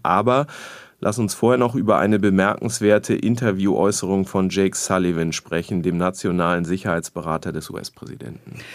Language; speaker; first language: German; native; German